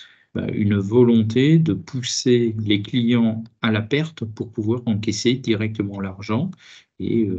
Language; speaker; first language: French; native; French